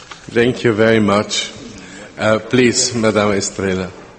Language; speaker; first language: English; non-native, fluent; German